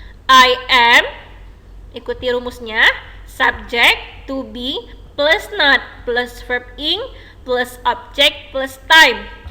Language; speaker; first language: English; non-native, fluent; Indonesian